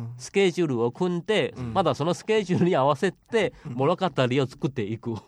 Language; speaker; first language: Japanese; non-native, fluent; Chinese